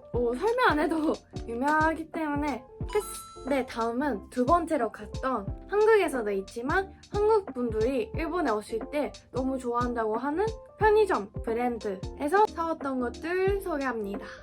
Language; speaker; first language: Korean; non-native, fluent; Japanese